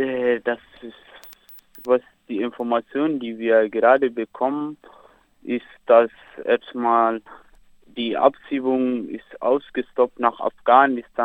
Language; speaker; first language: German; non-native, learner; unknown